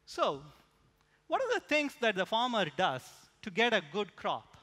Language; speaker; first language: English; non-native, local second language; Tamil